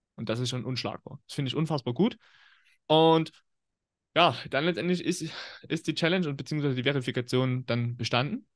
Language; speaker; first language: German; native; German